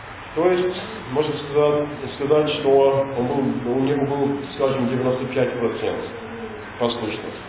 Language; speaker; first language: Russian; non-native, learner; English